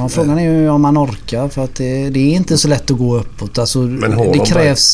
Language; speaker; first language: Swedish; native; Swedish